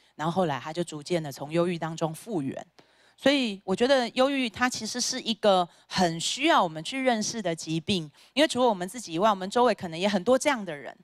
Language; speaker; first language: Chinese; native; Chinese